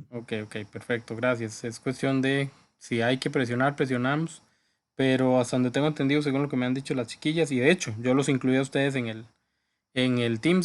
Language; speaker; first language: Spanish; native; Spanish